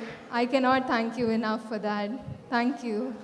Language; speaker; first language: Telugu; non-native, fluent; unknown